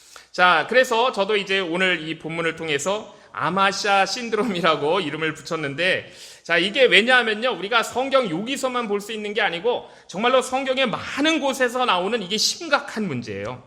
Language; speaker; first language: Korean; native; Korean